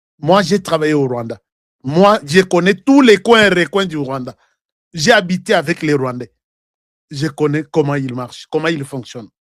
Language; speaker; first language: French; non-native, local second language; Lingala